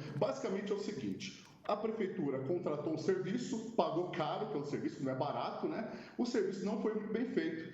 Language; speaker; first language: Portuguese; native; Portuguese